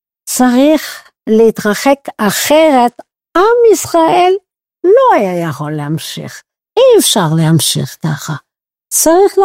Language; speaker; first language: Hebrew; non-native, fluent; French